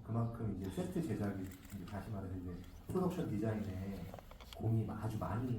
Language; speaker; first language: Korean; native; Korean